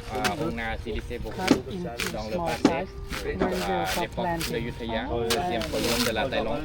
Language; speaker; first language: French; non-native, fluent; Thai